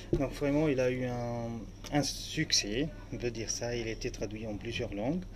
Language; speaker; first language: French; non-native, fluent; Arabic